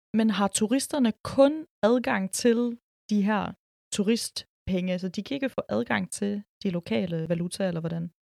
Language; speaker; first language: Danish; early bilingual, other home language; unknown